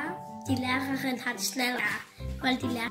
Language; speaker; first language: German; early bilingual, other home language; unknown